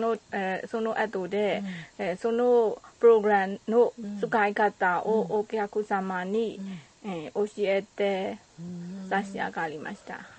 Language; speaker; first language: Japanese; non-native, learner; Burmese